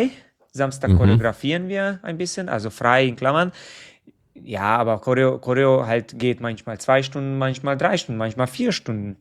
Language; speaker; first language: German; non-native, fluent; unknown